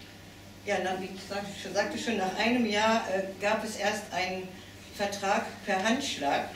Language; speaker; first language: German; native; German